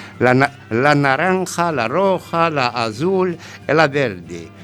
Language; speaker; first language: Spanish; non-native, learner; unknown